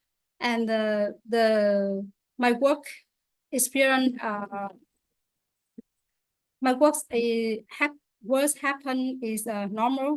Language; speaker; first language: English; non-native, learner; Vietnamese